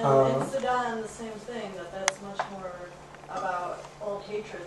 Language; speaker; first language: English; native; English